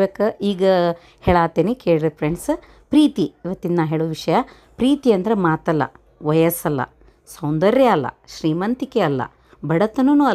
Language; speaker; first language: Kannada; native; Kannada